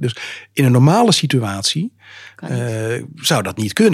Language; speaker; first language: Dutch; native; Dutch